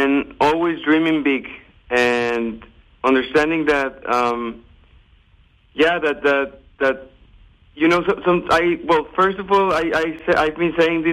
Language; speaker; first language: English; non-native, fluent; Spanish